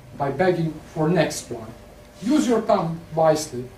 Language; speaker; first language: English; non-native, fluent; Serbian